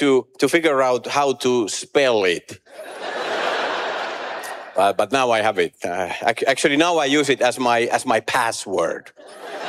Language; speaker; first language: English; non-native, fluent; Finnish